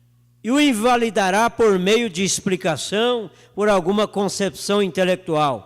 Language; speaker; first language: Portuguese; native; Portuguese